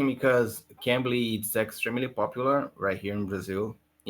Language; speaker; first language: English; non-native, learner; Portuguese